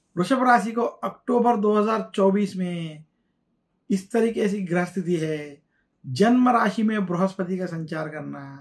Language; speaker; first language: Hindi; non-native, local second language; Telugu